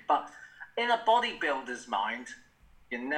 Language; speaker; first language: English; native; English